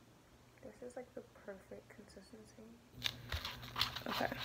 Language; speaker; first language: English; native; English